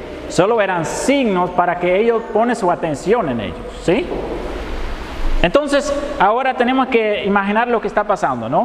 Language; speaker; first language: Spanish; non-native, fluent; Dutch